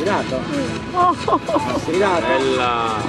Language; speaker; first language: Italian; native; Italian